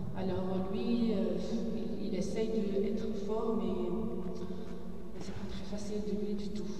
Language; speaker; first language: French; non-native, learner; Arabic